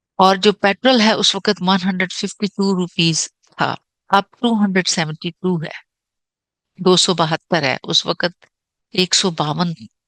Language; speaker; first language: Urdu; native; Urdu